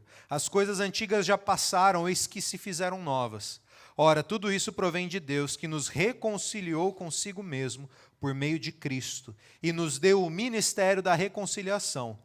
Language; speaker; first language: Portuguese; native; Portuguese